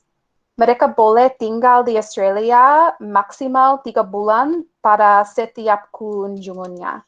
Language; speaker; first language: Indonesian; non-native, fluent; English